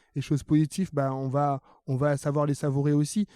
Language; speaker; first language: French; early bilingual, other home language; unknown